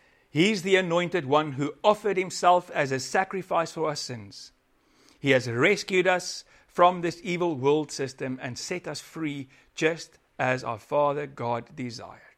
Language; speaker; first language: English; non-native, local second language; Afrikaans